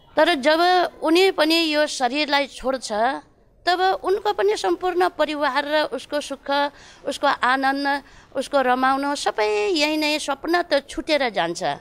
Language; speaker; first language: Nepali; non-native, local second language; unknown